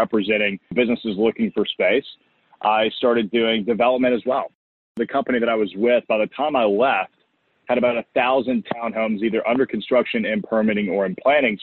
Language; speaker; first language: English; native; English